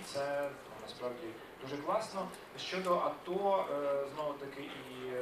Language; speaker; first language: Ukrainian; native; Ukrainian